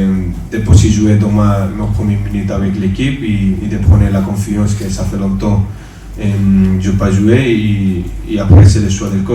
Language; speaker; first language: French; non-native, fluent; Spanish